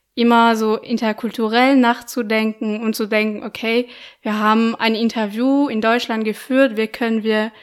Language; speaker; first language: German; non-native, fluent; French